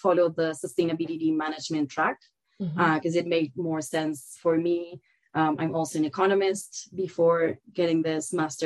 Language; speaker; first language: English; non-native, fluent; Spanish